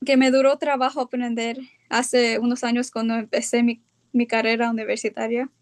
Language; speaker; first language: Spanish; early bilingual, heritage; Spanish